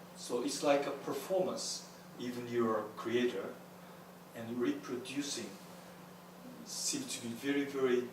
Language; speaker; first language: English; non-native, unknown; Japanese